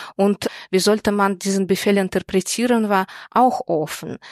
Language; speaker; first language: German; non-native, fluent; Russian